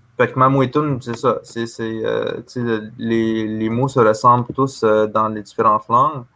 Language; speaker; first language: French; non-native, local second language; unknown